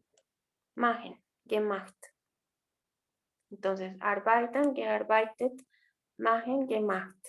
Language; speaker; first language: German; non-native, fluent; Spanish